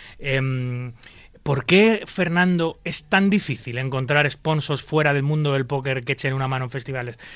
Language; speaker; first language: Spanish; native; Spanish